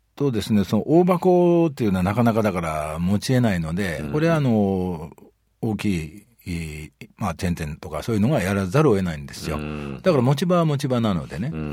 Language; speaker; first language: Japanese; native; Japanese